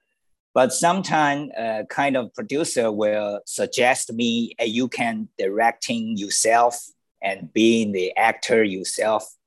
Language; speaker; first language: English; non-native, learner; Chinese